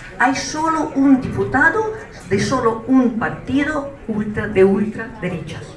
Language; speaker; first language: Spanish; non-native, fluent; Russian